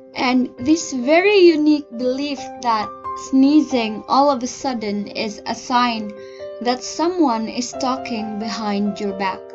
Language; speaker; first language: English; non-native, local second language; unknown